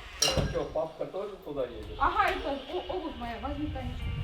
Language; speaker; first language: Russian; native; Russian